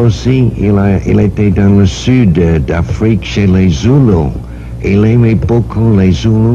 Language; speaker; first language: French; non-native, learner; English